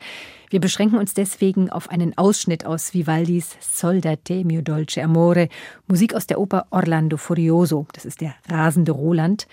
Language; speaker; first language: German; native; German